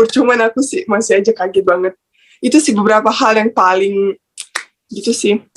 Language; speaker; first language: Indonesian; non-native, fluent; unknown